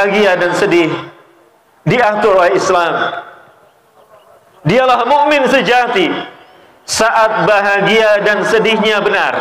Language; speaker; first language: Indonesian; native; Indonesian